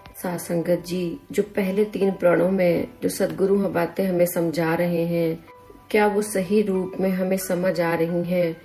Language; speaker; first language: Hindi; native; Hindi